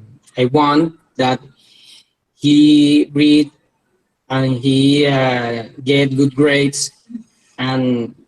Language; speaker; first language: English; non-native, learner; Spanish